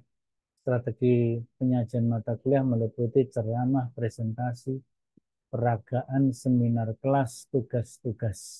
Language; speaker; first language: Indonesian; native; Indonesian